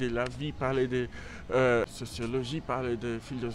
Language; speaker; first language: French; non-native, learner; Portuguese